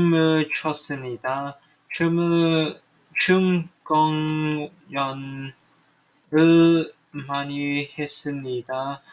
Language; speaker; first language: Korean; non-native, learner; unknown